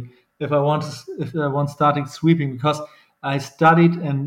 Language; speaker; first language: English; non-native, fluent; German